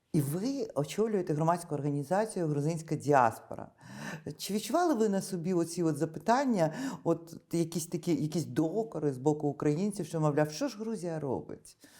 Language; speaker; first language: Ukrainian; native; Ukrainian